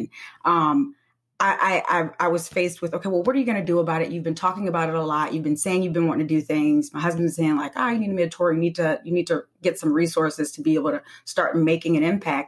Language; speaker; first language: English; native; English